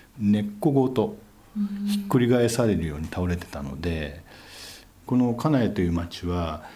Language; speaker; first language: Japanese; native; Japanese